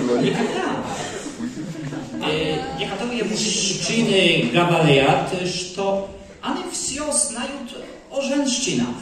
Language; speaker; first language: Russian; non-native, learner; Polish